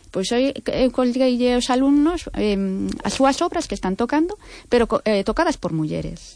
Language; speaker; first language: Galician; non-native, local second language; Spanish